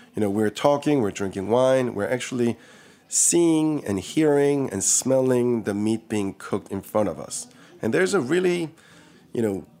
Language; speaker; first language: English; early bilingual, other home language; Korean